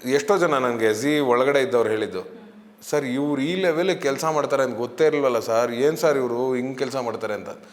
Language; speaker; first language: Kannada; native; Kannada